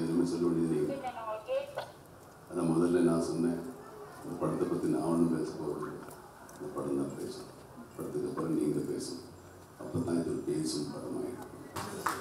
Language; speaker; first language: Tamil; non-native, fluent; Malayalam